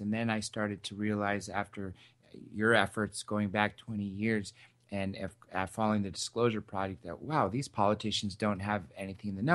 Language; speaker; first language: English; native; English